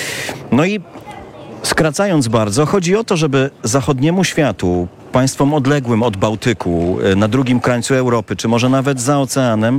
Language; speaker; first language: Polish; native; Polish